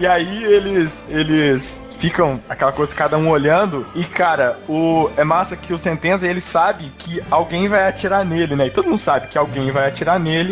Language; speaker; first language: Portuguese; native; Portuguese